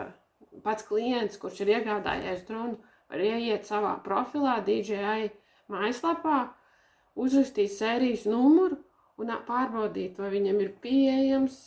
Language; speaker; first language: Latvian; native; Latvian